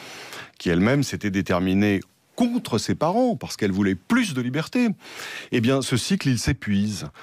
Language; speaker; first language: French; native; French